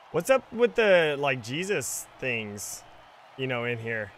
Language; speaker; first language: English; native; English